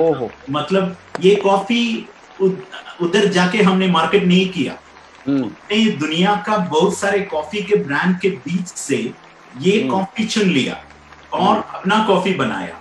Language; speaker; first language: Hindi; non-native, local second language; Malayalam